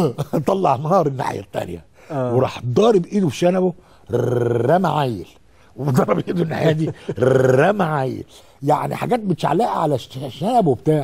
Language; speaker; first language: Arabic; native; Arabic